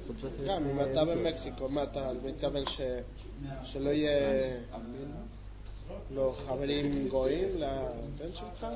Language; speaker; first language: Hebrew; non-native, learner; Spanish